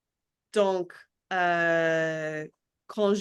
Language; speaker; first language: French; non-native, learner; English